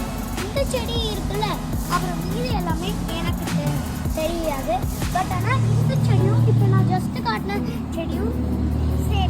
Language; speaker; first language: Tamil; early bilingual, heritage; Tamil